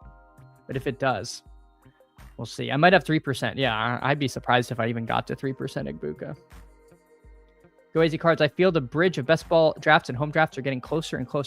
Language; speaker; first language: English; native; English